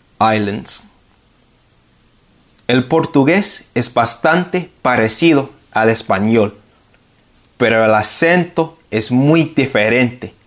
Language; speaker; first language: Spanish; non-native, fluent; English